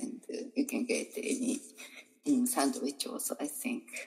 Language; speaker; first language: English; non-native, learner; Japanese